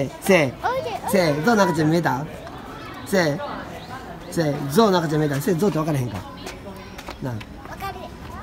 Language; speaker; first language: Japanese; native; Japanese